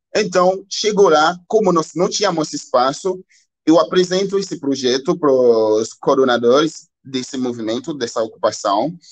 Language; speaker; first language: Portuguese; non-native, learner; Haitian Creole